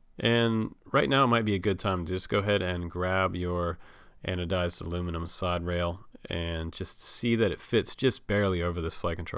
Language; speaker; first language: English; native; English